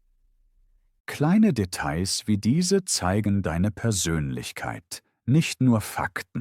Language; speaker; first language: German; native; German